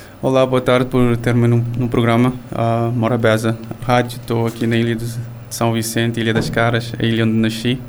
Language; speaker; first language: Portuguese; non-native, local second language; Kabuverdianu